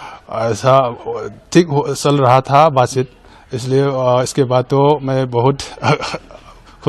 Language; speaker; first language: Hindi; non-native, local second language; Manipuri